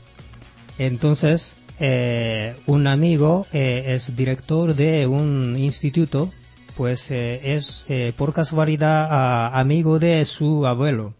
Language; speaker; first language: Spanish; non-native, fluent; Japanese